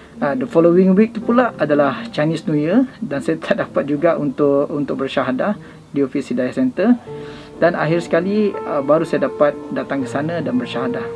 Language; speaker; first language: Malay; non-native, local second language; Iban